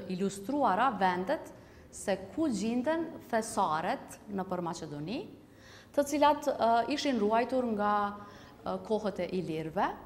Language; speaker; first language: Albanian; native; Albanian